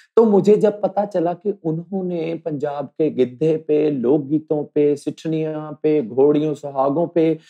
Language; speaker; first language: Hindi; native; Hindi